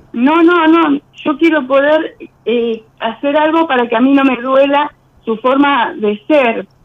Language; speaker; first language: Spanish; native; Spanish